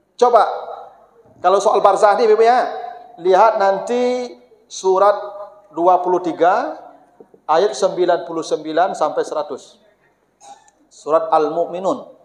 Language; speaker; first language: Malay; non-native, local second language; Minangkabau